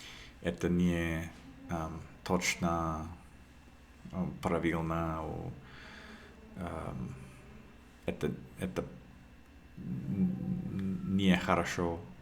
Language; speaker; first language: Russian; non-native, learner; English